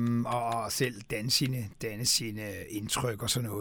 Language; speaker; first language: Danish; native; Danish